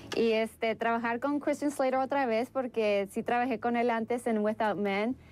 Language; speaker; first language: Spanish; native; Spanish